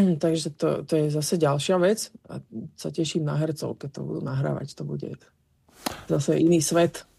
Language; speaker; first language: Slovak; native; Slovak